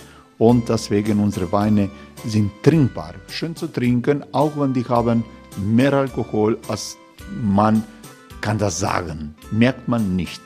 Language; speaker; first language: German; non-native, learner; Croatian